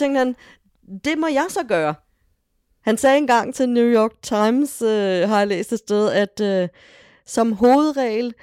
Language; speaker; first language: Danish; native; Danish